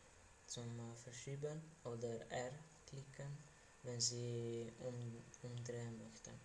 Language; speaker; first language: German; non-native, learner; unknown